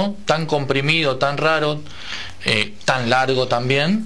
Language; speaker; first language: Spanish; native; Spanish